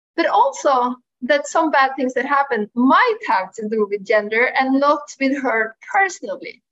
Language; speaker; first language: English; non-native, fluent; Norwegian